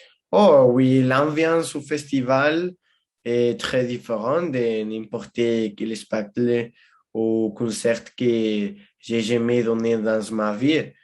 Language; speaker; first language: French; non-native, learner; Spanish